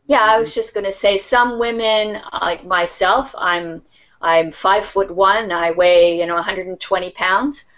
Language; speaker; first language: English; native; English